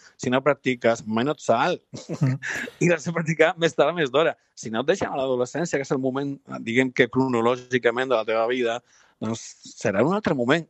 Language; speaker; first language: Catalan; non-native, local second language; Spanish